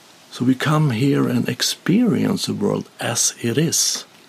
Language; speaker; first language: English; non-native, fluent; Swedish